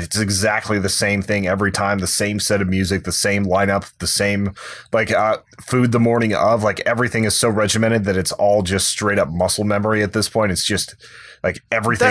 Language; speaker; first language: English; native; English